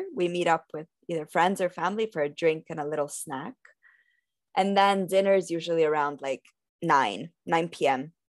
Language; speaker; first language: English; early bilingual, heritage; Italian